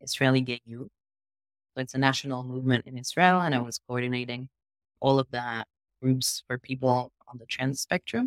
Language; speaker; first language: English; non-native, fluent; French